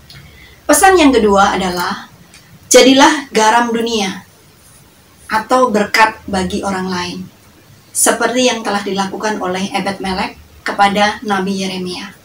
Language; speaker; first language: Indonesian; native; Indonesian